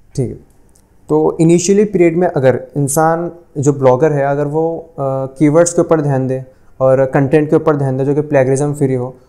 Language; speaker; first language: Hindi; non-native, local second language; Urdu